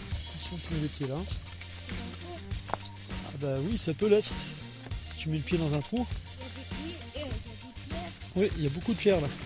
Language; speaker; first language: French; native; French